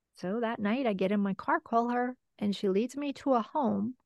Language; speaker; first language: English; native; English